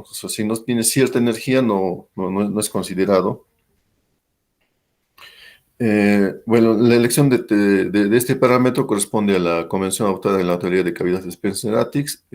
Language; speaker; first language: Spanish; native; Spanish